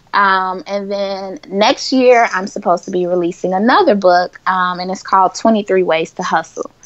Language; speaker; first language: English; native; English